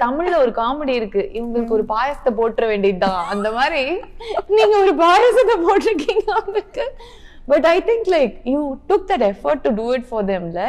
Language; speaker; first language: Tamil; native; Tamil